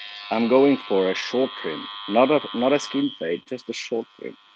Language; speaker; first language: English; non-native, fluent; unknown